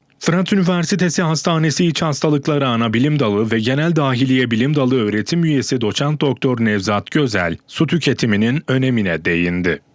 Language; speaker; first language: Turkish; native; Turkish